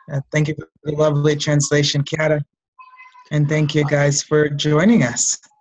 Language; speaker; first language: English; native; English